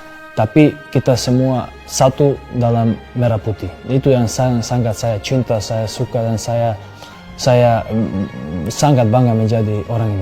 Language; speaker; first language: Indonesian; non-native, fluent; Serbian